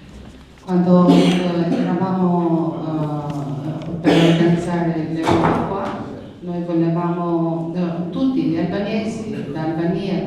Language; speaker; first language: Italian; non-native, learner; Albanian